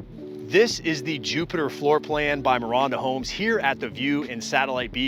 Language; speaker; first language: English; native; English